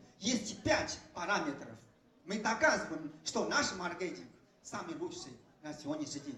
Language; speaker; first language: Russian; non-native, fluent; Chinese